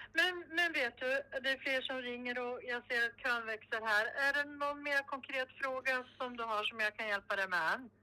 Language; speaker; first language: Swedish; native; Swedish